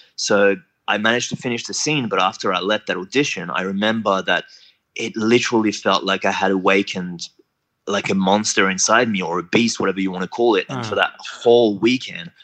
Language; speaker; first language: English; non-native, fluent; French